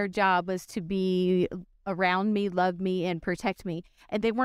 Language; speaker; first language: English; native; English